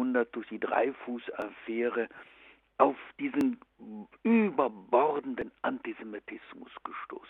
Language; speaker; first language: German; native; German